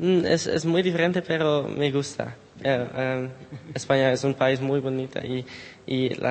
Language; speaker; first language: Spanish; non-native, learner; Dutch